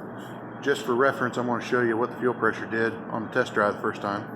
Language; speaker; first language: English; native; English